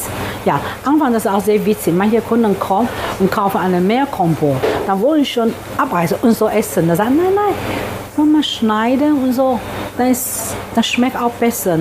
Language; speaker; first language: German; non-native, fluent; Chinese